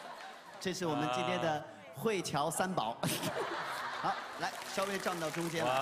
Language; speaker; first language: Chinese; native; Chinese